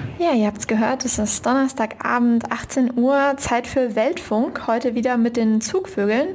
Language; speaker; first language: German; native; German